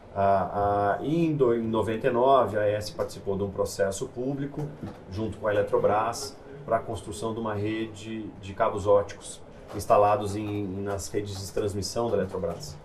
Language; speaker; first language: Portuguese; native; Portuguese